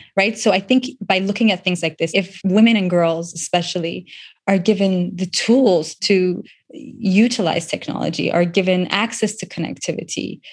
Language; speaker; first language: English; non-native, local second language; Persian